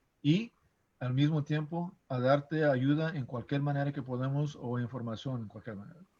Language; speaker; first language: Spanish; non-native, fluent; English